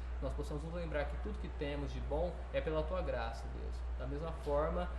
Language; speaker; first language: Portuguese; native; Portuguese